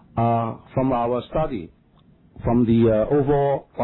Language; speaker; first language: English; non-native, local second language; Cantonese